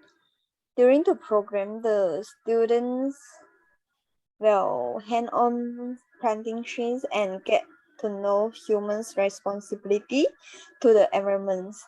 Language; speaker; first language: English; non-native, learner; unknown